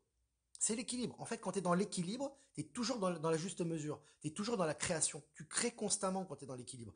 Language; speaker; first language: French; native; French